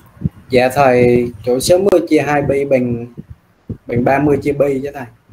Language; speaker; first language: Vietnamese; native; Vietnamese